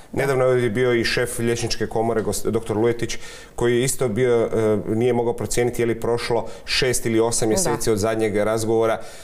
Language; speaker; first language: Croatian; native; Croatian